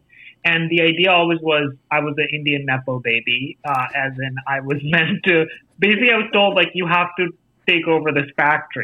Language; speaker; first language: English; non-native, local second language; Hindi